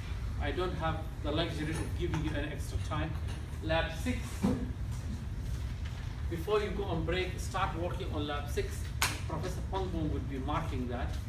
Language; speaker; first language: English; non-native, fluent; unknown